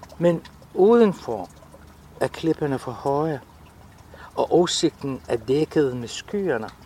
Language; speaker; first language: Danish; non-native, fluent; Arabic